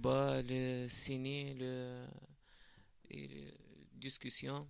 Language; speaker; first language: French; non-native, learner; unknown